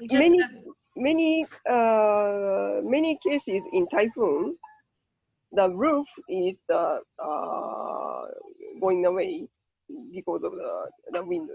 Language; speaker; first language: English; non-native, learner; Japanese